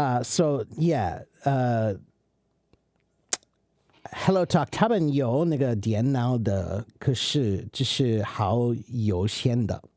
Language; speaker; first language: Chinese; non-native, learner; English